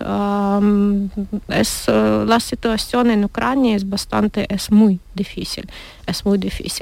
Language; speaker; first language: Spanish; non-native, learner; Ukrainian